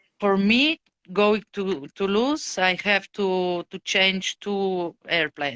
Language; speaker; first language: English; non-native, fluent; Bulgarian